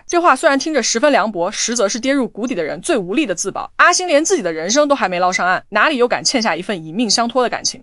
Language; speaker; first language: Chinese; native; Chinese